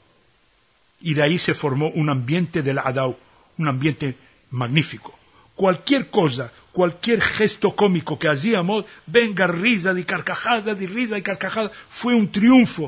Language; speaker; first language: Spanish; early bilingual, heritage; Ladino